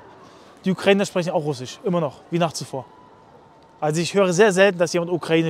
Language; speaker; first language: German; native; German